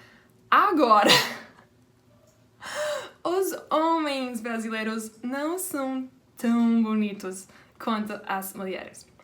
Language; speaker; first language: Portuguese; non-native, fluent; English